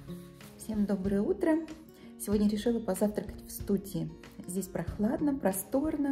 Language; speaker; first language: Russian; native; Russian